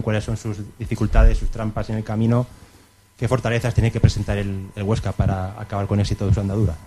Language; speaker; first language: Spanish; native; Spanish